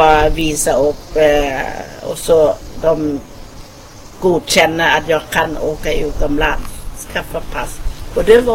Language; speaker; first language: Swedish; non-native, fluent; Thai